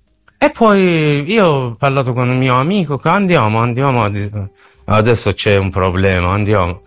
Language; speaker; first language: Italian; non-native, learner; Persian